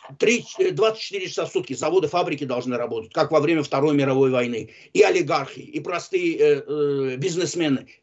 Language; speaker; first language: Russian; non-native, local second language; Azerbaijani